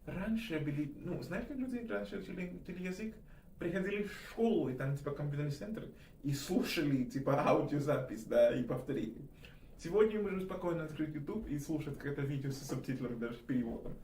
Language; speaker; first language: Russian; non-native, fluent; English